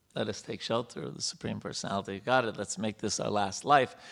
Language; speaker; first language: English; native; English